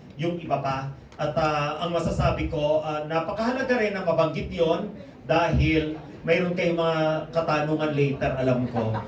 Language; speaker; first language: Filipino; native; Filipino